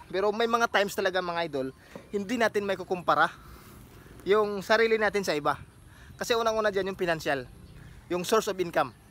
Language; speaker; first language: Filipino; non-native, local second language; Cebuano